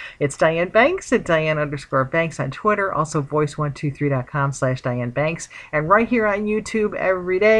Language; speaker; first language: English; native; English